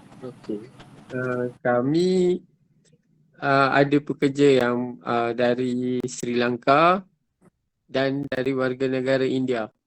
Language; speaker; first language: Malay; native; Malay